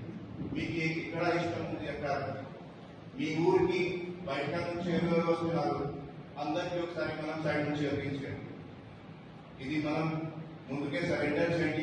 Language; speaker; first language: Telugu; non-native, learner; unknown